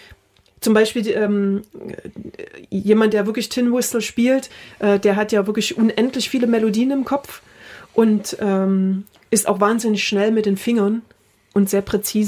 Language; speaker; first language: German; native; German